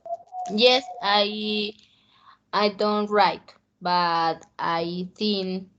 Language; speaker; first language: English; non-native, learner; Spanish